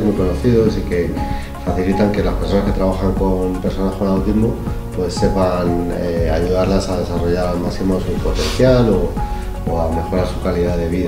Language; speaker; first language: Spanish; native; Spanish